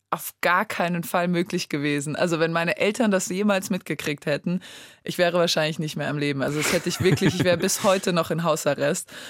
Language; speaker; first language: German; non-native, local second language; Serbian